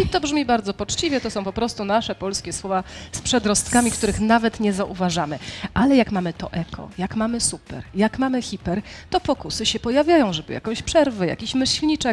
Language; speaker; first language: Polish; native; Polish